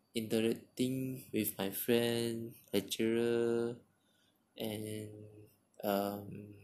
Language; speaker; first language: English; non-native, local second language; Chinese